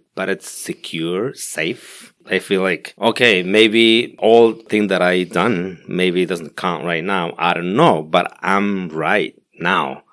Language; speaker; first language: English; non-native, learner; Spanish